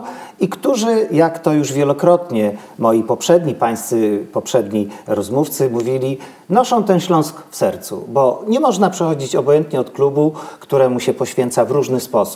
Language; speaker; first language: Polish; native; Polish